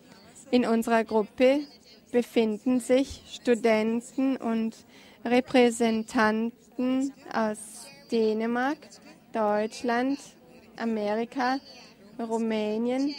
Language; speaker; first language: German; non-native, fluent; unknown